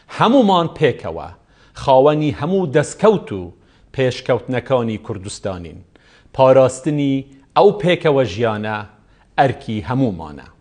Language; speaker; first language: Central Kurdish; non-native, local second language; Kurdish